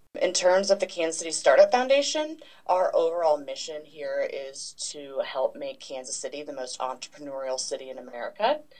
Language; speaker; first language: English; native; English